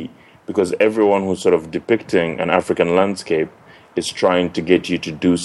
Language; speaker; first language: English; non-native, local second language; Ganda